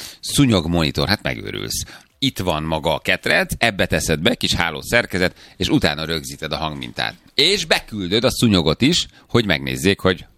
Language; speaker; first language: Hungarian; native; Hungarian